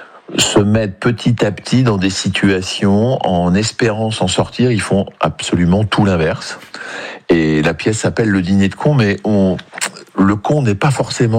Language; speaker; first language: French; native; French